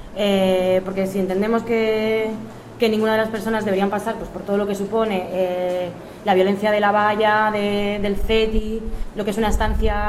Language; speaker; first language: Spanish; native; Spanish